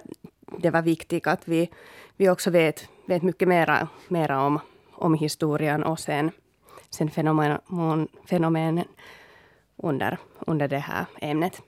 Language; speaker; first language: Swedish; non-native, local second language; Finnish